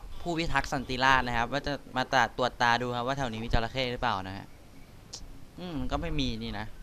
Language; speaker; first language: Thai; native; Thai